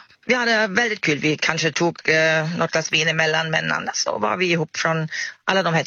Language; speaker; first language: Swedish; non-native, fluent; German